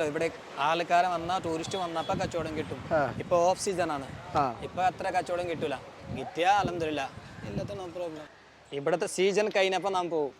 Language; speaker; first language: Malayalam; non-native, local second language; Hindi